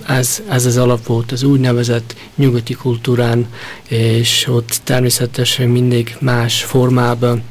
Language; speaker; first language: Hungarian; early bilingual, heritage; Hungarian